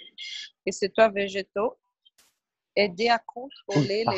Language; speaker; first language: French; non-native, learner; Portuguese